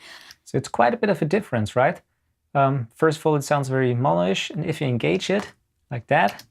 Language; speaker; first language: English; non-native, fluent; German